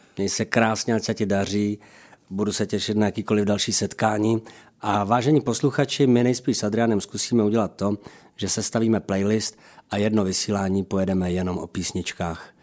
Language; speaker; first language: Czech; native; Czech